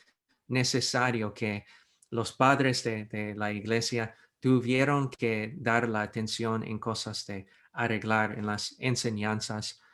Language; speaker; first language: Spanish; non-native, fluent; English